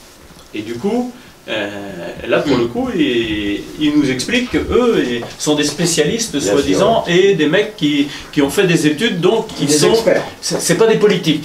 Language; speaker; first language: French; native; French